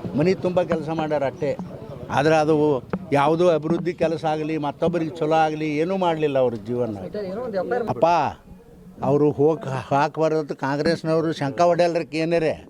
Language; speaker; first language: Kannada; native; Kannada